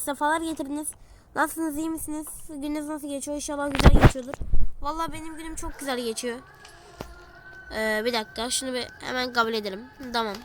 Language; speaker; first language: Turkish; native; Turkish